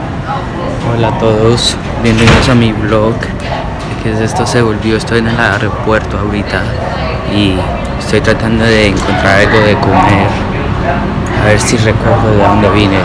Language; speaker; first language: Spanish; early bilingual, heritage; Spanish